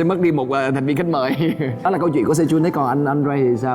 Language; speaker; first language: Vietnamese; native; Vietnamese